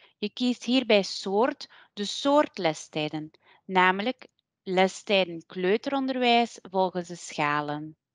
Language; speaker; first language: Dutch; native; Dutch